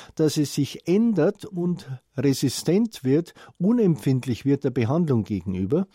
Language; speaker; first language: German; native; German